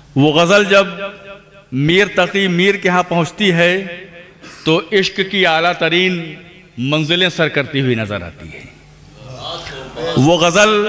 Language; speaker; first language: Urdu; native; Urdu